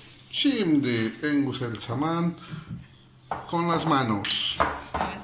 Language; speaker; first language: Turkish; non-native, learner; Spanish